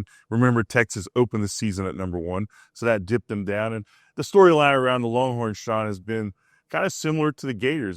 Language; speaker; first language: English; native; English